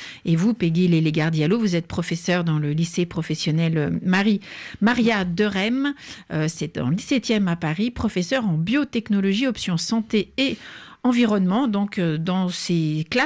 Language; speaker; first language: French; native; French